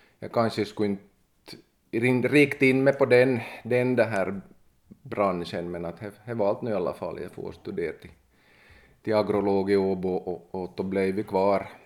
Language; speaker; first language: Swedish; native; Swedish